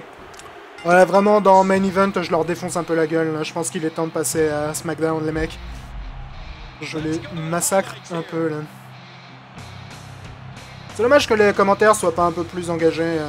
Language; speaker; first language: French; native; French